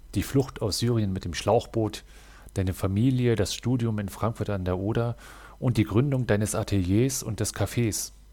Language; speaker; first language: German; native; German